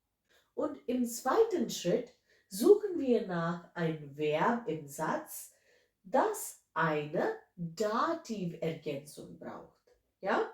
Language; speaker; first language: German; non-native, fluent; English